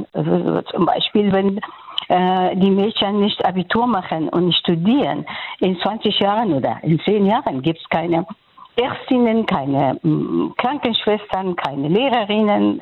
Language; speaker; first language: German; non-native, fluent; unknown